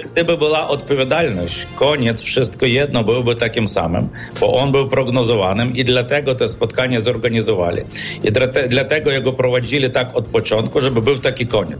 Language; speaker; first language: Polish; non-native, fluent; Ukrainian